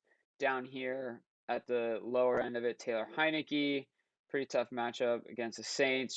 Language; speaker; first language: English; native; English